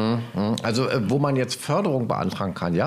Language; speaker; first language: German; native; German